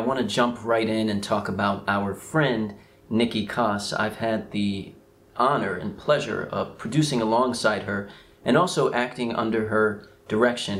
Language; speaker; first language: English; native; English